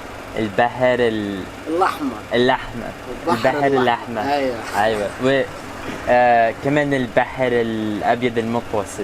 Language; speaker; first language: Arabic; non-native, learner; English